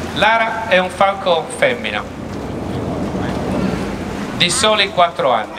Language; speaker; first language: Italian; native; Italian